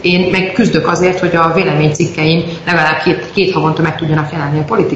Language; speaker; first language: Hungarian; native; Hungarian